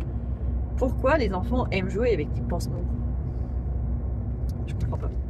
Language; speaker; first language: French; native; French